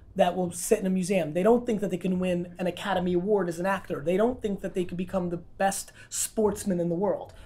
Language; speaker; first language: English; non-native, fluent; Russian